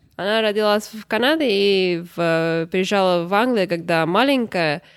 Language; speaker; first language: Russian; non-native, learner; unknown